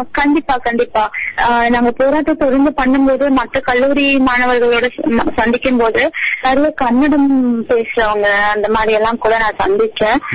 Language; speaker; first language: Tamil; non-native, local second language; Telugu